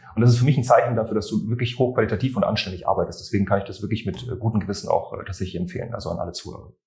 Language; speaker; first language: German; non-native, fluent; French